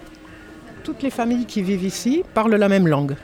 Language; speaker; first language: French; native; French